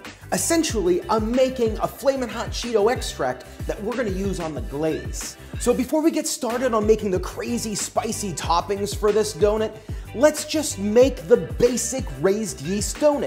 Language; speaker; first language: English; native; English